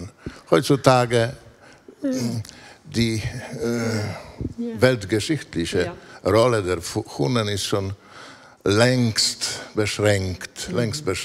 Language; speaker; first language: German; non-native, fluent; Polish